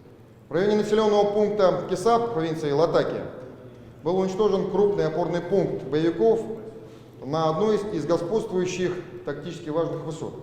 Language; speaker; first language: Russian; native; Russian